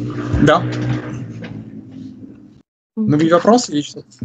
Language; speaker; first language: Russian; non-native, fluent; French